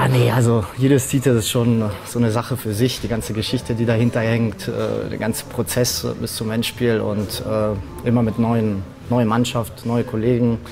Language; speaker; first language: German; native; German